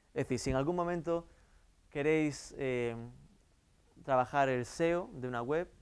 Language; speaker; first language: Spanish; native; Spanish